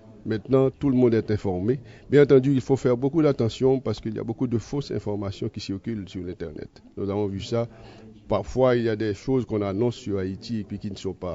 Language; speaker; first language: French; native; French